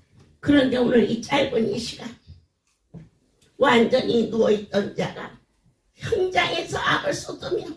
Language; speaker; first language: Korean; native; Korean